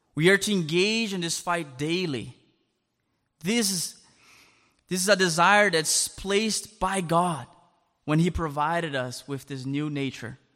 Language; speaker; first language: English; non-native, fluent; Portuguese